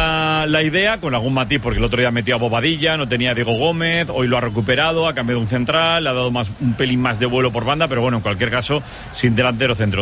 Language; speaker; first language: Spanish; native; Spanish